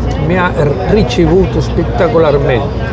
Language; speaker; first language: Italian; early bilingual, heritage; Spanish